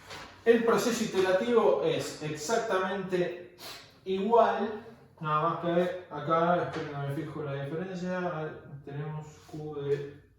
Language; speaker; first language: Spanish; native; Spanish